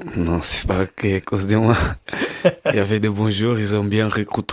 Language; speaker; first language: French; non-native, learner; Kabuverdianu